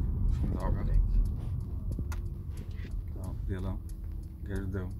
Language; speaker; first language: German; non-native, learner; Bangla